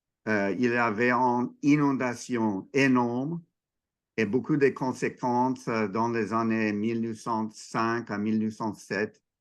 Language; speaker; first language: French; non-native, learner; English